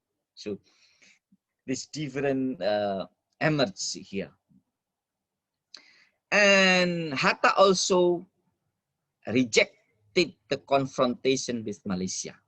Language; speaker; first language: English; non-native, fluent; Indonesian